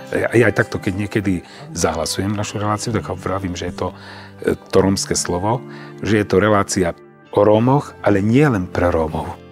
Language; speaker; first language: Slovak; non-native, local second language; Romany